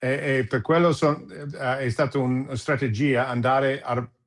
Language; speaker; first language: Italian; non-native, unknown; English